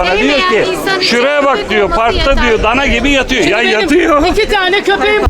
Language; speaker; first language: Turkish; native; Turkish